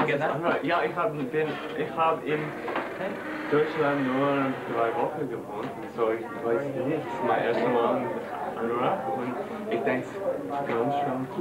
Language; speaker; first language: German; non-native, learner; English